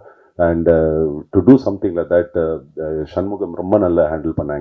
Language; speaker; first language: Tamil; non-native, fluent; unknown